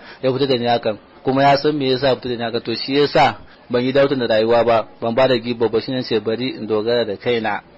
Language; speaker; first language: Hausa; native; Hausa